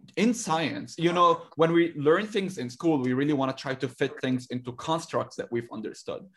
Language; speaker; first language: English; non-native, fluent; Arabic